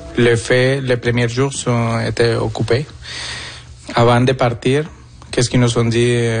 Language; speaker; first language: French; non-native, fluent; Spanish